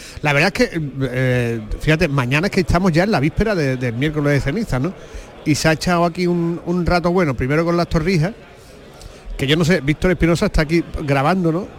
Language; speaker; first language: Spanish; native; Spanish